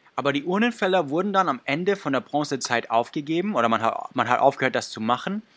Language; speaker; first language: German; non-native, fluent; English